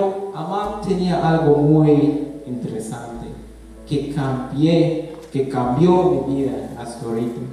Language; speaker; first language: Spanish; non-native, learner; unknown